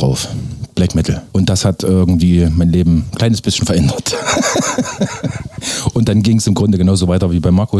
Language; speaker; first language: German; native; German